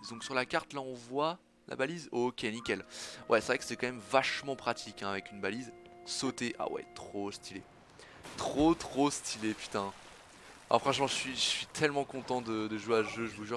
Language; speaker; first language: French; native; French